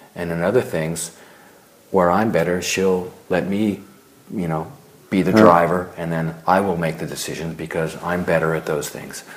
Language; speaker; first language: English; early bilingual, other home language; German